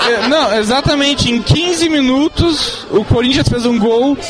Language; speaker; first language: Portuguese; native; Portuguese